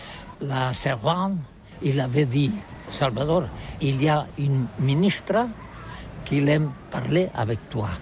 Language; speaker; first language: French; non-native, learner; Catalan